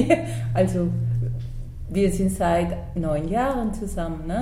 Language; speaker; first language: German; non-native, fluent; Spanish